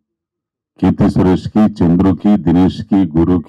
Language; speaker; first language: Telugu; native; Telugu